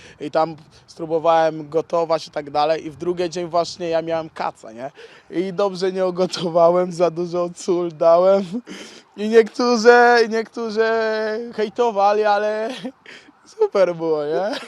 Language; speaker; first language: Polish; non-native, learner; Portuguese